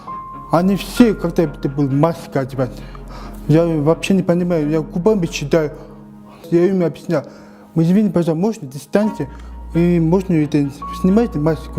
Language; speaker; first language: Russian; non-native, local second language; Kyrgyz